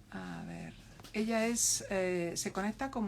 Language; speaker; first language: Spanish; native; Spanish